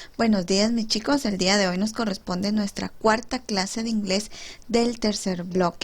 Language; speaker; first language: Spanish; native; Spanish